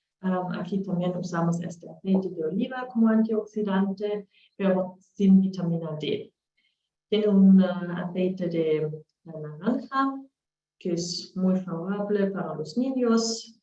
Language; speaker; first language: Spanish; non-native, learner; German